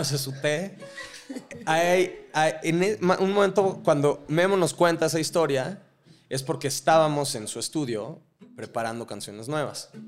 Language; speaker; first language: Spanish; native; Spanish